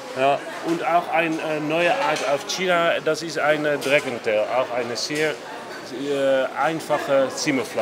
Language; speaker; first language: German; non-native, learner; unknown